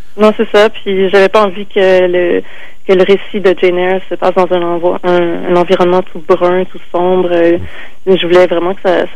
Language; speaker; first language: French; native; French